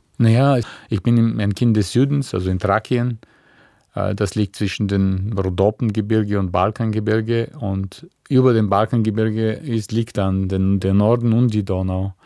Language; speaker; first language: German; non-native, fluent; Bulgarian